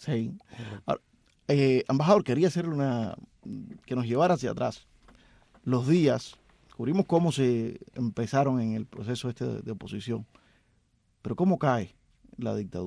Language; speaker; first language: Spanish; native; Spanish